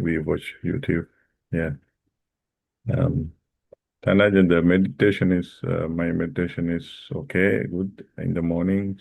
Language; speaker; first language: English; non-native, fluent; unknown